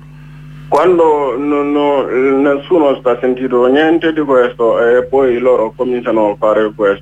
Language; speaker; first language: Italian; non-native, learner; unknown